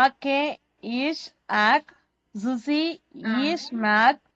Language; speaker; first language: German; non-native, learner; Tamil